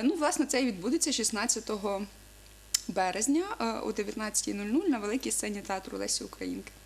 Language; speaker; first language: Ukrainian; native; Ukrainian